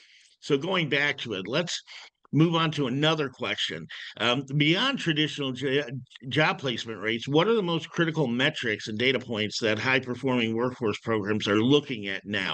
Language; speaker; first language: English; native; English